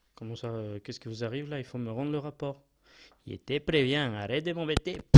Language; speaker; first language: French; non-native, fluent; Spanish